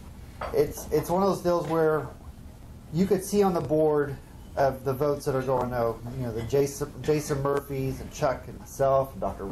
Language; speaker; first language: English; native; English